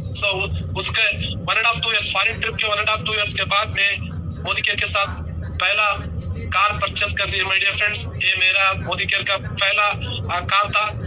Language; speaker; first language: Hindi; non-native, local second language; Kannada